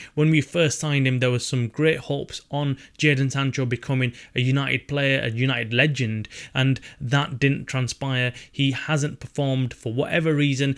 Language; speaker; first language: English; native; English